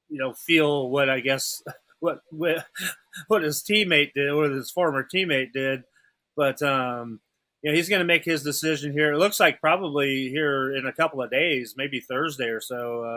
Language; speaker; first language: English; native; English